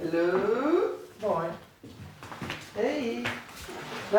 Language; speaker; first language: German; native; German